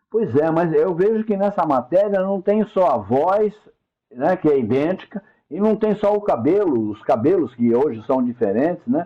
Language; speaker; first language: Portuguese; native; Portuguese